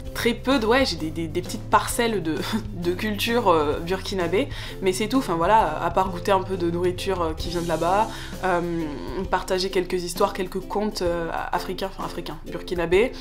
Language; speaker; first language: French; native; French